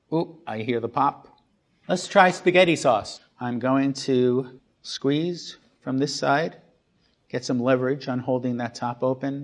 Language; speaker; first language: English; native; English